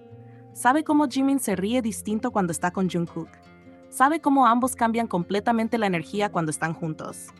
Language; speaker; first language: Spanish; native; Spanish